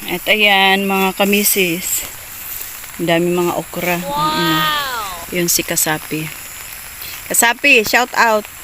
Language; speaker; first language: Filipino; non-native, local second language; Waray